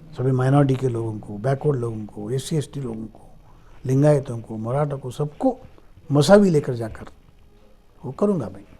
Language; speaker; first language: Hindi; non-native, local second language; Marathi